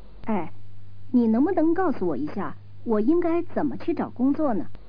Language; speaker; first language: Chinese; non-native, learner; English